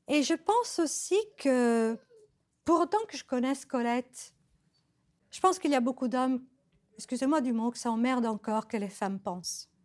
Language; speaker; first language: French; non-native, fluent; Italian